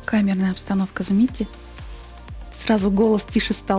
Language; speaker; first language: Russian; native; Russian